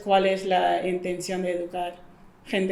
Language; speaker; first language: Spanish; non-native, fluent; English